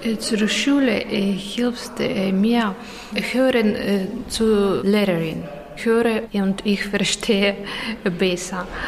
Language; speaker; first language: German; non-native, learner; Russian